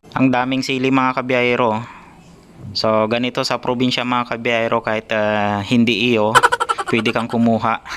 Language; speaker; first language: Filipino; non-native, local second language; Iloko